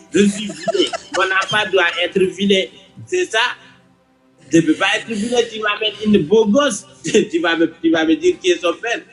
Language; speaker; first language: French; non-native, local second language; Wolof